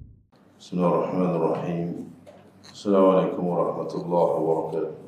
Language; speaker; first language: Arabic; non-native, fluent; Indonesian